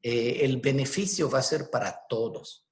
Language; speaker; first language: Spanish; non-native, fluent; Hebrew